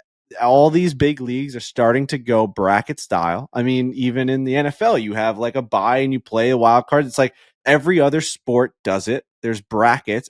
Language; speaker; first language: English; native; English